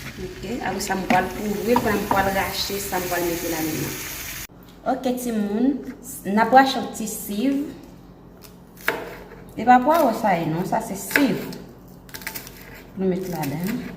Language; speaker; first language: French; early bilingual, heritage; Haitian Creole